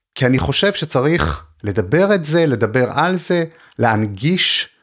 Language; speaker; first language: Hebrew; native; Hebrew